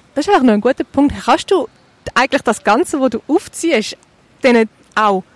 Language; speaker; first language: German; native; German